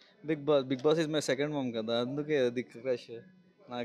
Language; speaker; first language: Telugu; non-native, local second language; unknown